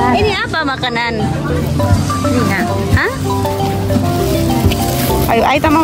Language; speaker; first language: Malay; non-native, learner; Nepali